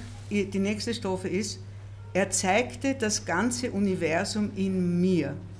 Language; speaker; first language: German; native; German